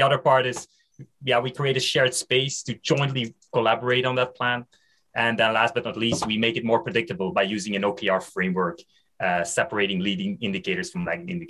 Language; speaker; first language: English; non-native, fluent; Dutch